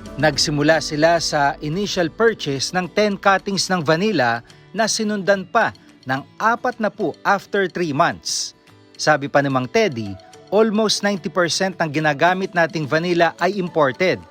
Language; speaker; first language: Filipino; native; Filipino